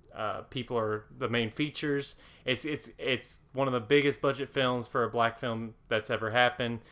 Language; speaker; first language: English; native; English